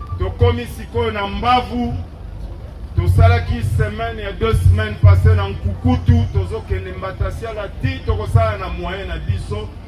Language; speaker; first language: Lingala; non-native, local second language; Kongo